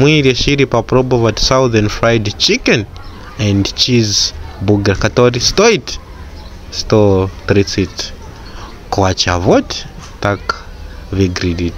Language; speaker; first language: Russian; non-native, learner; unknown